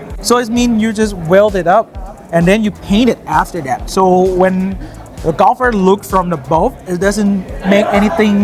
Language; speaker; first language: English; non-native, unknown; Thai